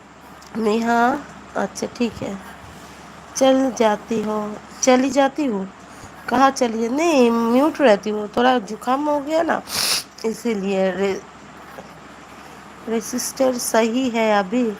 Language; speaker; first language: Hindi; non-native, local second language; Bangla